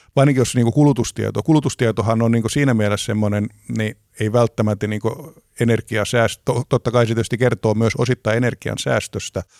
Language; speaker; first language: Finnish; native; Finnish